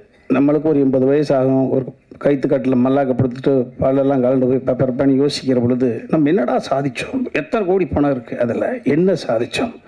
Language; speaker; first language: Tamil; native; Tamil